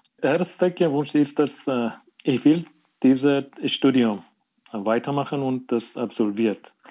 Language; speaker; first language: German; non-native, learner; Persian